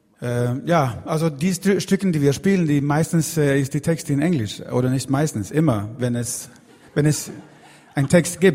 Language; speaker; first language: German; non-native, learner; Swedish